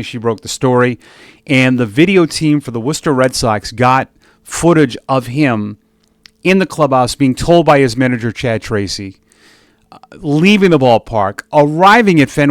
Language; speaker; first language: English; native; English